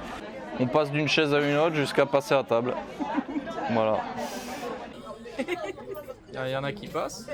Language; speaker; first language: French; native; French